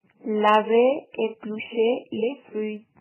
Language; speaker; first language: French; non-native, learner; Spanish